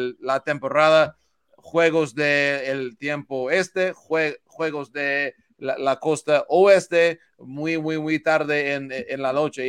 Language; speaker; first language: Spanish; non-native, learner; English